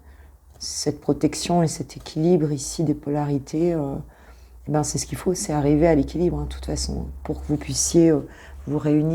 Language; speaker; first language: French; native; French